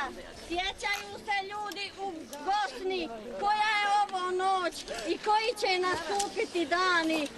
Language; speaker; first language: Bosnian; native; Bosnian